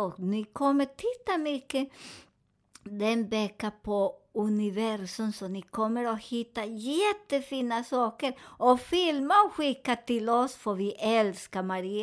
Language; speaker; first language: Swedish; non-native, fluent; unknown